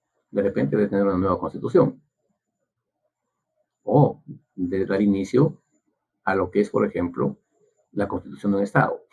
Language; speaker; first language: Spanish; native; Spanish